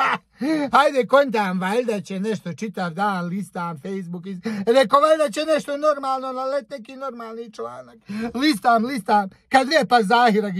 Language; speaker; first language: Croatian; native; Croatian